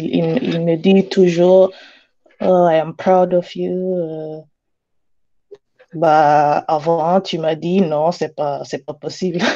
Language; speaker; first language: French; non-native, learner; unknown